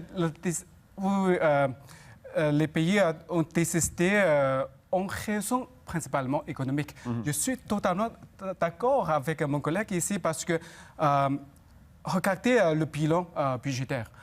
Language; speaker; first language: French; non-native, fluent; Chinese